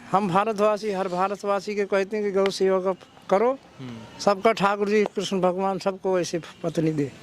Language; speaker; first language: Hindi; native; Hindi